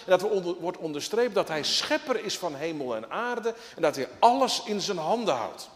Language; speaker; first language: Dutch; native; Dutch